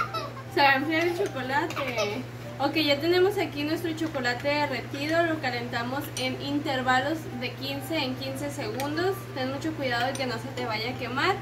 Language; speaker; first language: Spanish; native; Spanish